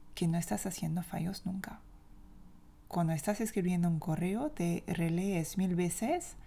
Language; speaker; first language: Spanish; non-native, fluent; French